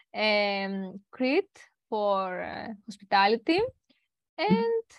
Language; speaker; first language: English; non-native, learner; Greek